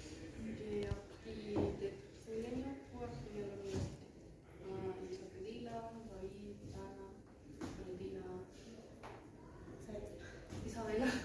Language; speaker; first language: French; non-native, learner; Spanish